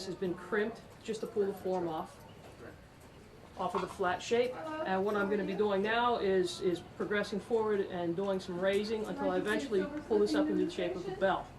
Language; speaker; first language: English; native; English